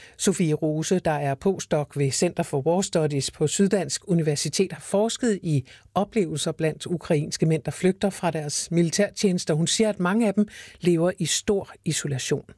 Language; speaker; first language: Danish; native; Danish